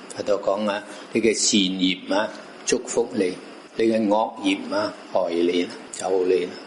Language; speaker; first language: Cantonese; non-native, local second language; Min Nan Chinese